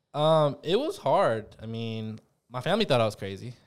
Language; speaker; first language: English; native; English